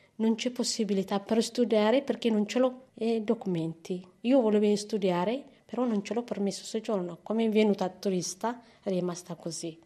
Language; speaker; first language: Italian; non-native, learner; Amharic